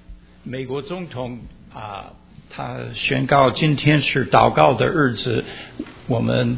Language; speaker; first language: Chinese; early bilingual, heritage; Chinese